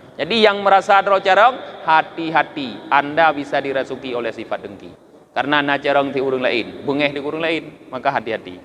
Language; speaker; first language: Malay; non-native, local second language; Achinese